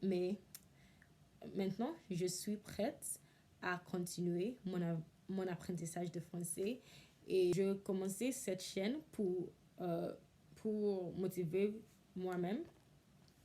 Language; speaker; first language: French; non-native, learner; English